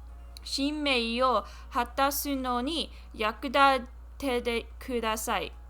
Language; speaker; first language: Japanese; non-native, learner; English